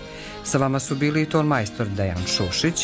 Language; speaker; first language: Croatian; native; Croatian